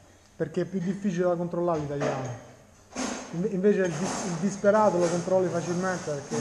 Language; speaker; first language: Italian; native; Italian